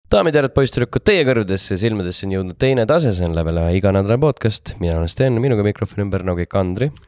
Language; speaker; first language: Estonian; native; Estonian